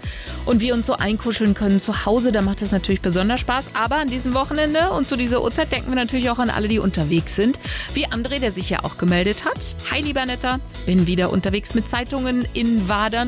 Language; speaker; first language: German; native; German